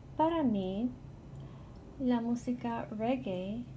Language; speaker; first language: Spanish; non-native, fluent; English